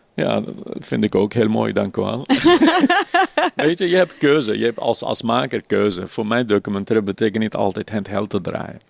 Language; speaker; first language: Dutch; non-native, fluent; Arabic